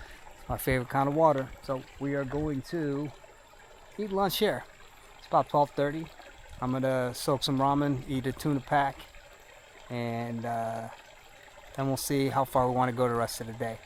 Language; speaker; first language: English; native; English